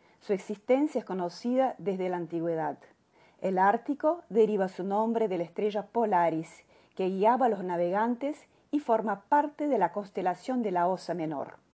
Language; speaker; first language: Spanish; non-native, fluent; Portuguese